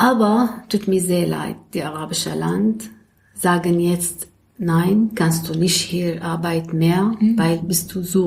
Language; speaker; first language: German; non-native, learner; Arabic